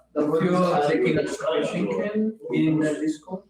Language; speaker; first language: German; non-native, learner; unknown